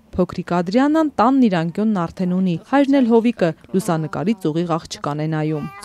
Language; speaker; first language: Armenian; native; Armenian